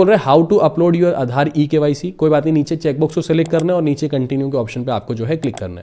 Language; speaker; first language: Hindi; native; Hindi